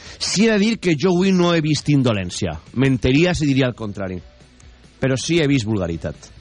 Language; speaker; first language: Catalan; native; Catalan